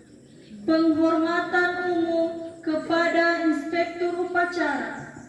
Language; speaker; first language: Indonesian; native; Indonesian